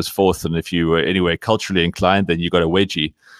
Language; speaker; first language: English; native; English